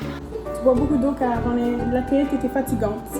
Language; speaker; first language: French; native; French